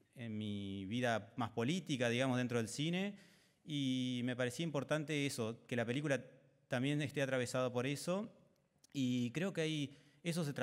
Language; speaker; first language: Spanish; native; Spanish